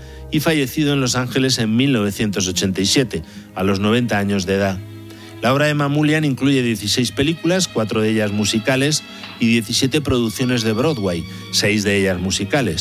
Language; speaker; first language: Spanish; native; Spanish